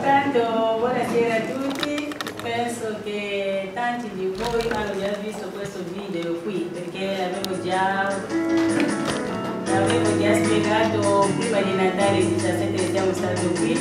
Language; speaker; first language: Italian; non-native, fluent; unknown